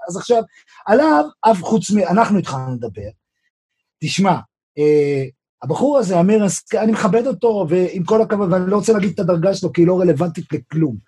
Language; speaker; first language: Hebrew; native; Hebrew